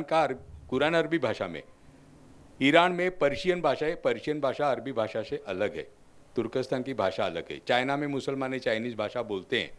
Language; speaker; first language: Hindi; non-native, local second language; Marathi